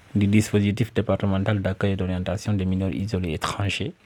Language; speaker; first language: French; non-native, local second language; Wolof